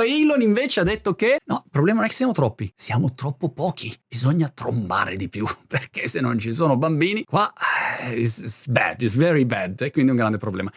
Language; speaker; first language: Italian; native; Italian